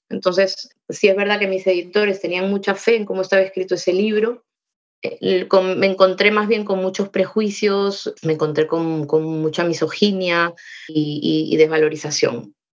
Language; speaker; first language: Spanish; native; Spanish